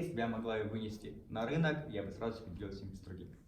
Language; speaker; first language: Russian; native; Russian